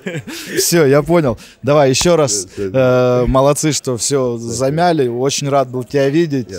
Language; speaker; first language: Russian; native; Russian